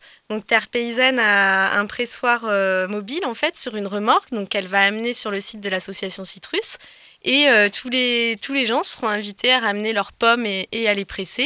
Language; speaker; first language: French; native; French